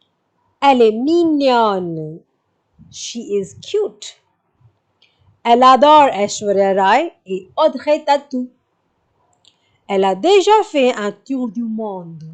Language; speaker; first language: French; non-native, fluent; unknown